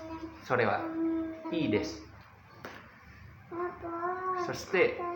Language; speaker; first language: Japanese; non-native, learner; Indonesian